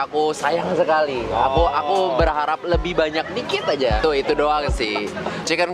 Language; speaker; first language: Indonesian; non-native, fluent; Korean